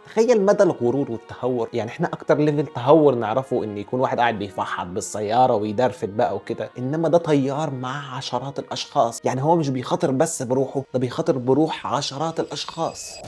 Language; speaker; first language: Arabic; native; Arabic